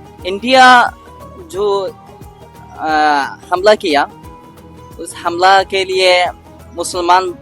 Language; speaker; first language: Hindi; non-native, learner; Bangla